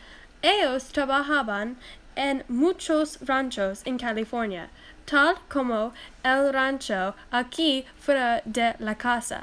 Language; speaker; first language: Spanish; non-native, learner; English